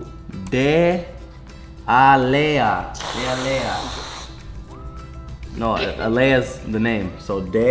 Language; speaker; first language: Spanish; non-native, learner; English